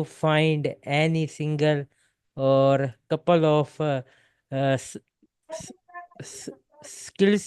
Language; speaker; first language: English; non-native, local second language; Urdu